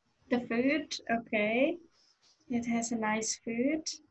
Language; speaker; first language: English; non-native, fluent; Indonesian